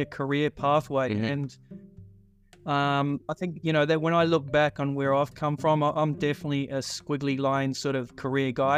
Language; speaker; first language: English; native; English